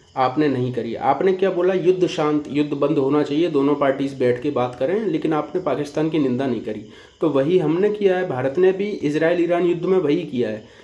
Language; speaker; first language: Hindi; native; Hindi